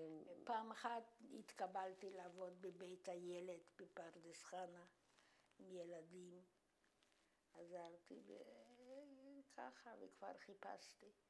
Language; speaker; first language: Hebrew; non-native, fluent; Polish